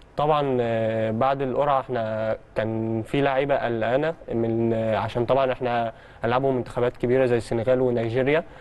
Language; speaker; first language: Egyptian Arabic; early bilingual, heritage; Arabic